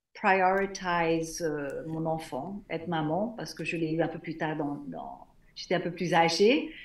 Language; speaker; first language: French; native; French